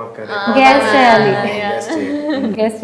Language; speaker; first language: Telugu; non-native, learner; Hindi